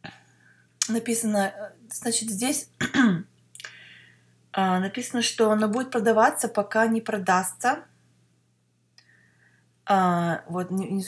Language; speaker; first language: Russian; early bilingual, heritage; Russian